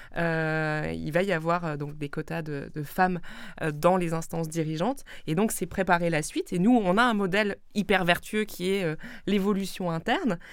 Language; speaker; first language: French; non-native, local second language; Swiss German